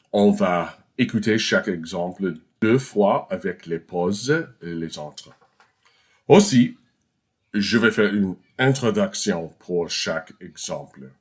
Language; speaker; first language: French; non-native, fluent; English